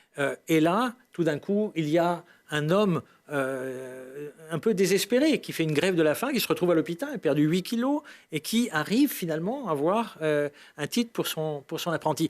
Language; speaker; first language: French; native; French